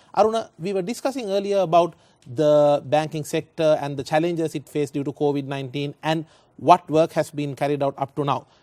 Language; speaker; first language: English; non-native, local second language; Sinhala